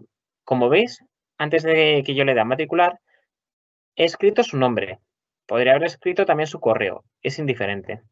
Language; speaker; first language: Spanish; native; Spanish